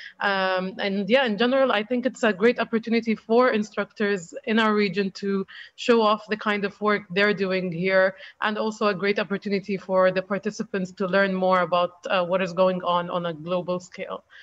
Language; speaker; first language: English; non-native, fluent; Arabic